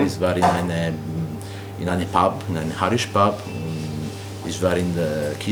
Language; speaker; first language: German; non-native, learner; Italian